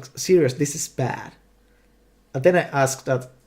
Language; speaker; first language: English; non-native, fluent; Finnish